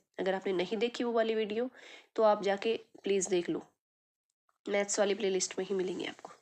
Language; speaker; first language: Hindi; native; Hindi